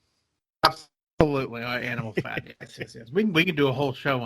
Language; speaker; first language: English; native; English